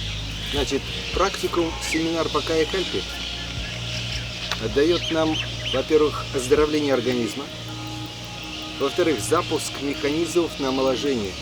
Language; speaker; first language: Russian; native; Russian